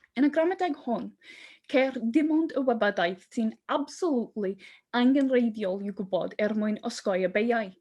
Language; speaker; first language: Welsh; non-native, fluent; English